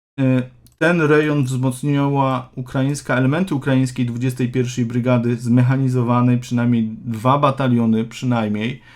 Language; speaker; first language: Polish; native; Polish